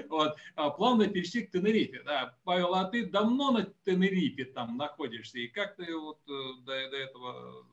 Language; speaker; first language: Russian; native; Russian